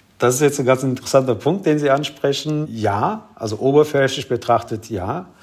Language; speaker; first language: German; early bilingual, other home language; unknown